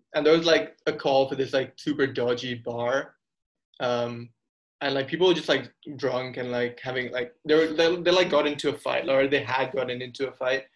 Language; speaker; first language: English; early bilingual, other home language; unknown